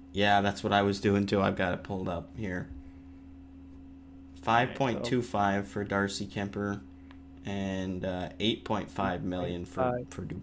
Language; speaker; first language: English; native; English